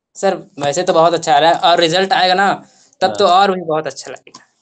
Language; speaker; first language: Hindi; native; Hindi